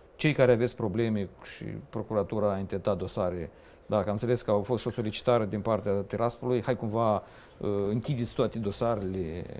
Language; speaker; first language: Romanian; native; Romanian